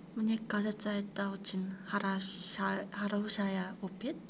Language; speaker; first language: Russian; non-native, fluent; Korean